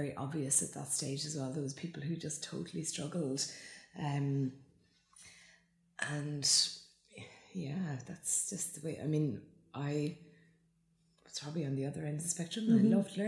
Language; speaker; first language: English; native; English